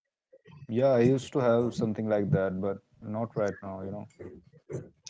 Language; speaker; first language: English; non-native, local second language; Hindi